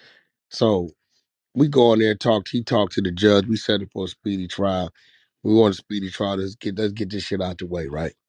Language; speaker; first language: English; native; English